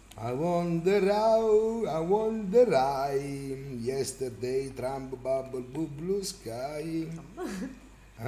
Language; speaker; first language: English; non-native, learner; Italian